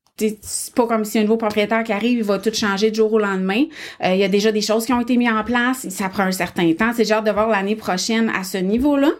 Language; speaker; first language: French; native; French